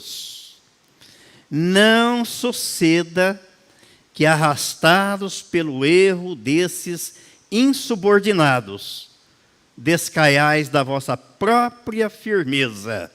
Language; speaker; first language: Portuguese; native; Portuguese